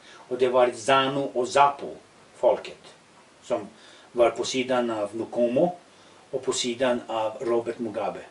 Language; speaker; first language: Swedish; non-native, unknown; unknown